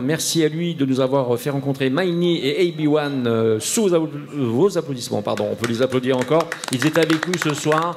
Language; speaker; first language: French; native; French